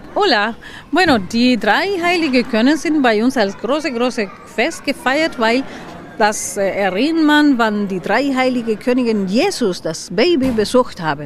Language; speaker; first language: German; non-native, learner; Spanish